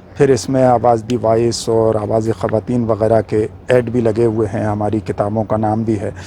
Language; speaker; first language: Urdu; native; Urdu